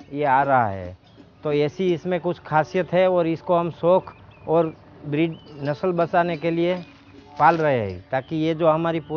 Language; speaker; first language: Hindi; non-native, local second language; Gujarati